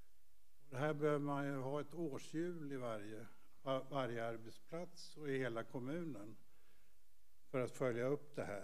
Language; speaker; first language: Swedish; native; Swedish